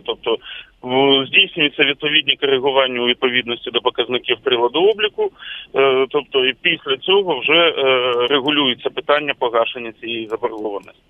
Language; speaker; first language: Ukrainian; native; Ukrainian